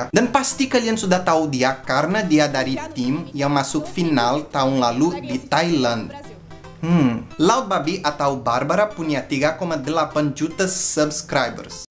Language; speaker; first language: Indonesian; non-native, fluent; Portuguese